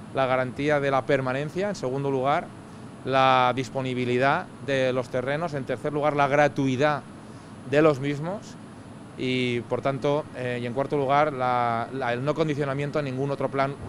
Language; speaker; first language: Spanish; native; Spanish